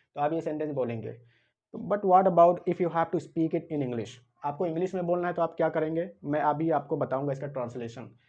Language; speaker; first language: Hindi; native; Hindi